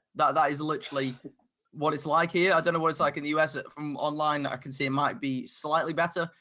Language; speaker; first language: English; native; English